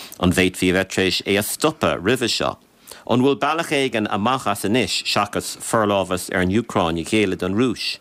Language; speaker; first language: Irish; native; Irish